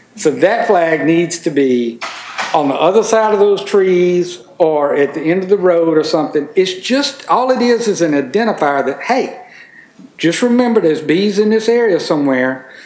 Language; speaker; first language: English; native; English